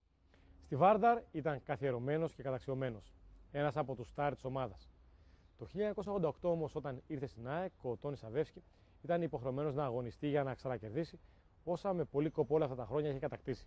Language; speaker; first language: Greek; native; Greek